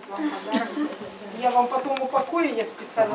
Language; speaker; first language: Russian; native; Russian